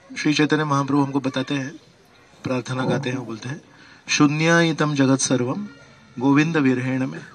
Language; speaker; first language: Hindi; non-native, local second language; Marathi